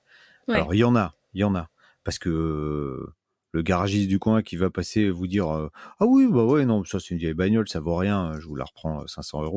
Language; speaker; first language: French; native; French